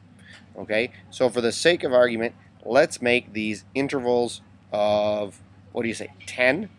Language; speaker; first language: English; native; English